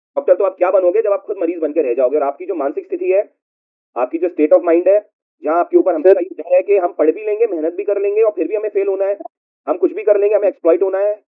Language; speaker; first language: Hindi; native; Hindi